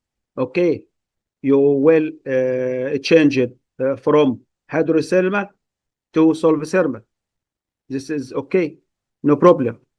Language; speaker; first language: English; non-native, fluent; Arabic